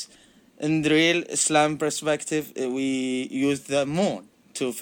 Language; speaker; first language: English; non-native, learner; Arabic